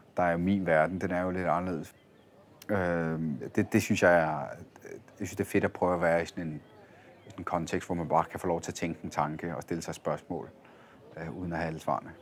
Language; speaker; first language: Danish; early bilingual, other home language; Italian